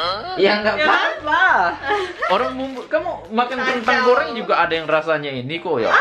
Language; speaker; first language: Indonesian; native; Indonesian